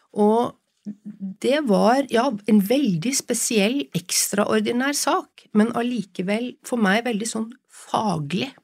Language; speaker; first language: Norwegian; native; Norwegian